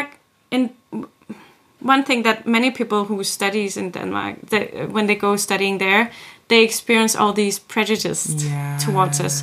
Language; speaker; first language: English; non-native, fluent; Kalaallisut